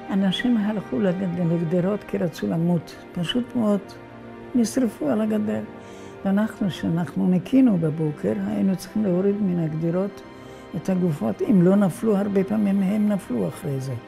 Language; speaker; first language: Hebrew; non-native, fluent; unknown